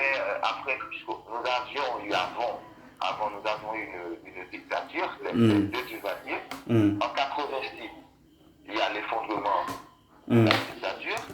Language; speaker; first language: French; non-native, local second language; Haitian Creole